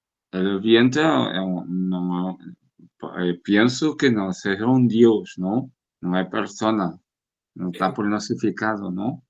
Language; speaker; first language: Spanish; non-native, learner; Portuguese